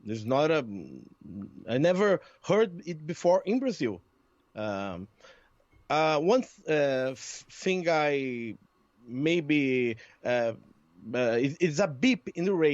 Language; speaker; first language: English; non-native, learner; Portuguese